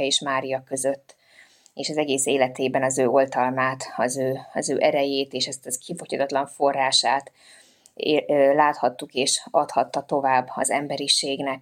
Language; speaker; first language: Hungarian; native; Hungarian